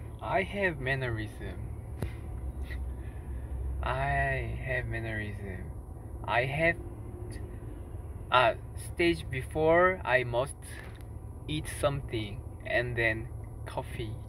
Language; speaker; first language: English; non-native, learner; Korean